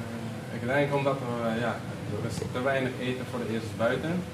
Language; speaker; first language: Dutch; non-native, local second language; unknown